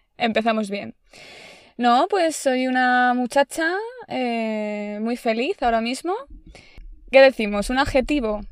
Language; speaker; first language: Spanish; native; Spanish